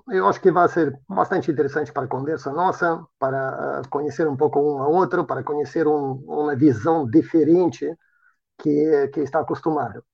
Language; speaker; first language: Portuguese; non-native, fluent; Russian